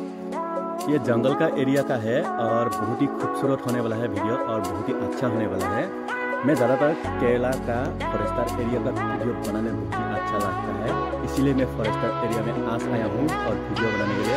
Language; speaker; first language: Hindi; non-native, local second language; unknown